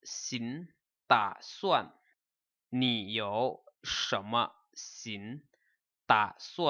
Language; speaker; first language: Chinese; non-native, fluent; Lao